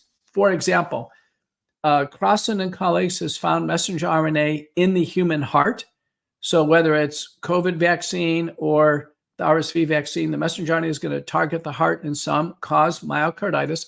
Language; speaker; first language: English; native; English